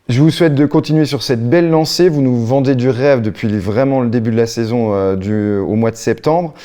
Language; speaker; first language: French; native; French